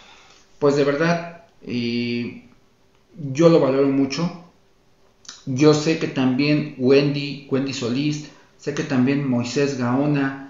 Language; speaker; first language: Spanish; native; Spanish